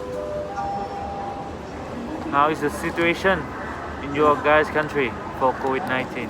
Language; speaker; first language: English; non-native, fluent; Thai